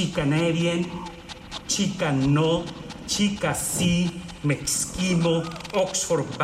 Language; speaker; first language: English; non-native, fluent; Spanish